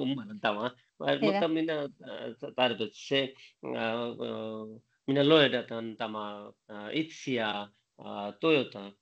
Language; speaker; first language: Finnish; non-native, learner; Bangla